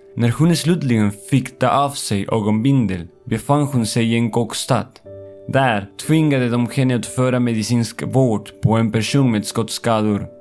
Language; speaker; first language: Swedish; non-native, fluent; Spanish